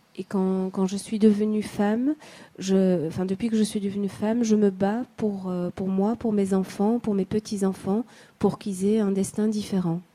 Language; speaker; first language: French; native; French